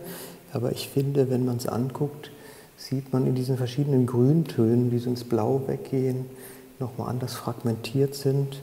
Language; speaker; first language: German; native; German